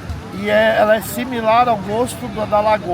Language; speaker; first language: Portuguese; native; Portuguese